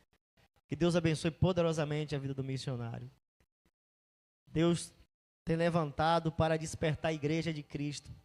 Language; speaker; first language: Portuguese; native; Portuguese